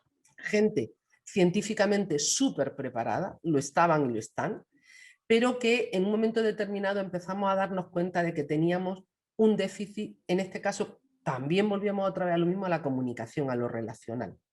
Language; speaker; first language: Spanish; native; Spanish